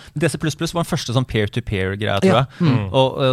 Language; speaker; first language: Norwegian; native; Norwegian